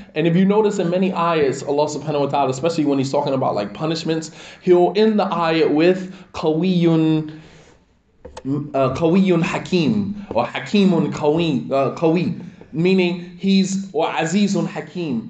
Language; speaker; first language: English; native; English